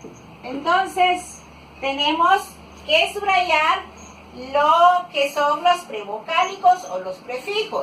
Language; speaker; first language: Spanish; non-native, local second language; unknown